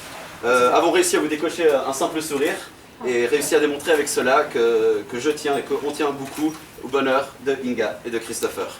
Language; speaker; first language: French; native; French